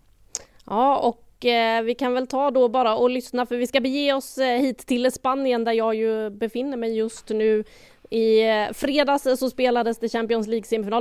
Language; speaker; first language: Swedish; native; Swedish